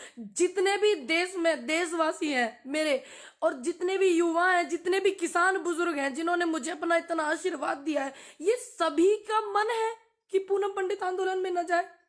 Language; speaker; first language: Hindi; native; Hindi